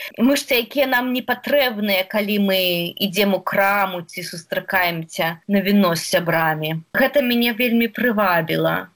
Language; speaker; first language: Belarusian; native; Belarusian